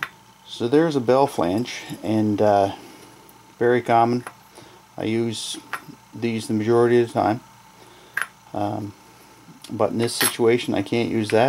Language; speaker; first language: English; native; English